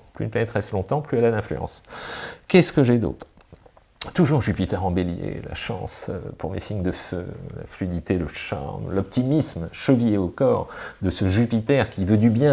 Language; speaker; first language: French; native; French